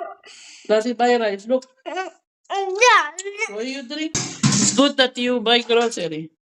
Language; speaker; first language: English; non-native, local second language; Filipino